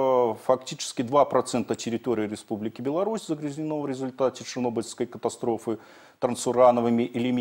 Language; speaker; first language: Russian; native; Russian